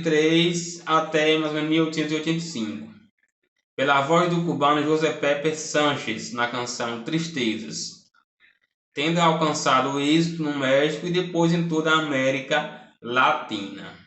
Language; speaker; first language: Portuguese; native; Portuguese